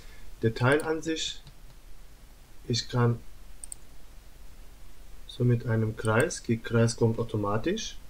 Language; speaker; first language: German; non-native, learner; Turkish